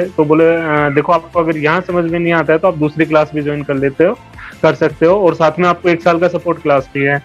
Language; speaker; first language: Hindi; native; Hindi